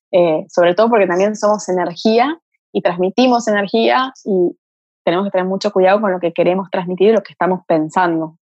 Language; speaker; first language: Spanish; early bilingual, other home language; Portuguese